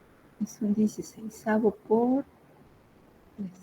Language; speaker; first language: Spanish; native; Spanish